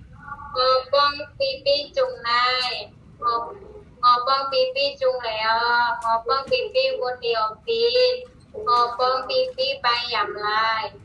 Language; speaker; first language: Chinese; non-native, learner; Indonesian